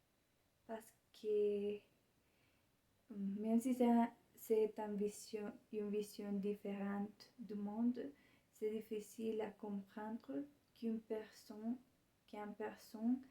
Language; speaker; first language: French; non-native, learner; Spanish